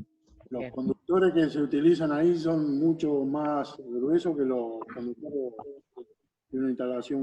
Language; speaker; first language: Spanish; native; Spanish